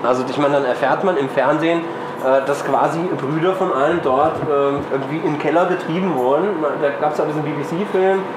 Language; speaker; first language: German; native; German